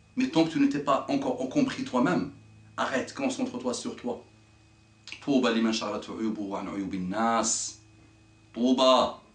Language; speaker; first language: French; non-native, local second language; Arabic